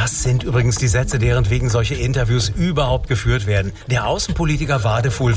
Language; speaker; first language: German; native; German